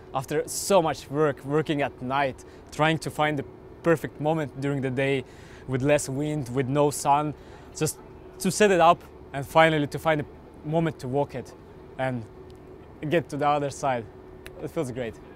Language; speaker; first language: English; non-native, fluent; Estonian